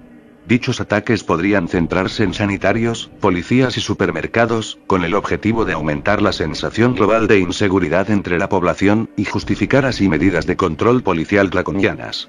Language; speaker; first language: Spanish; native; Spanish